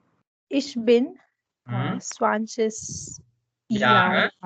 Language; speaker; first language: German; non-native, learner; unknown